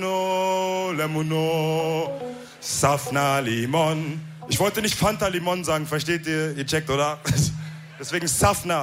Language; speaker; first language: German; early bilingual, other home language; Wolof